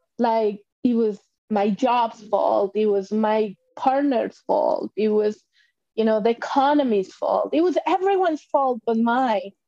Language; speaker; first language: English; non-native, fluent; Spanish